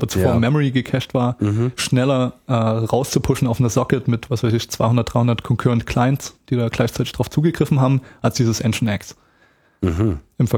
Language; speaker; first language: German; native; German